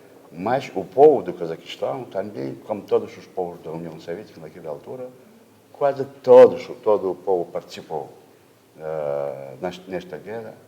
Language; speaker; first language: Portuguese; non-native, fluent; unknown